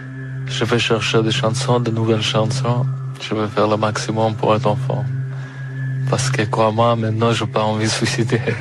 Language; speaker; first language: French; non-native, learner; Hebrew